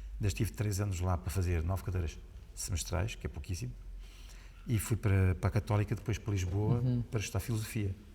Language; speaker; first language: Portuguese; native; Portuguese